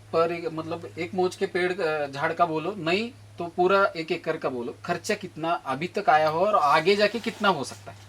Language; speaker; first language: Hindi; non-native, local second language; Marathi